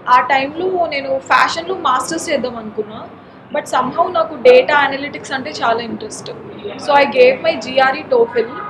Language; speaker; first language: Telugu; non-native, local second language; Marathi